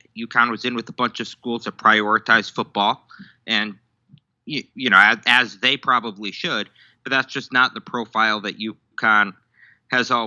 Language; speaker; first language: English; native; English